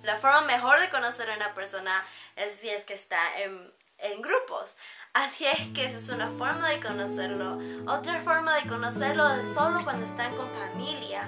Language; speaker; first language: Spanish; early bilingual, heritage; Spanish